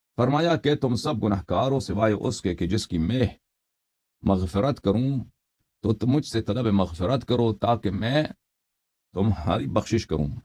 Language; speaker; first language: Urdu; non-native, fluent; Persian